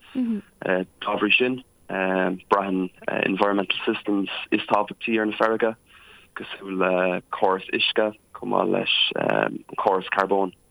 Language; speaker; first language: Irish; non-native, local second language; English